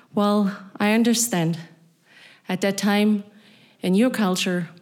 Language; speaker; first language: English; non-native, fluent; German